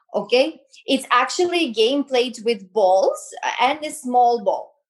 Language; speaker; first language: English; non-native, fluent; Belarusian